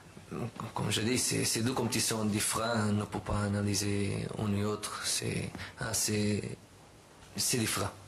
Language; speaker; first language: French; non-native, learner; Portuguese